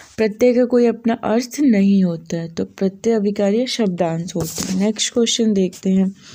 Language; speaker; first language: Hindi; native; Hindi